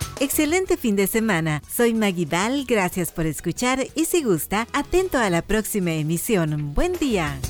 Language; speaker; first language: Spanish; native; Spanish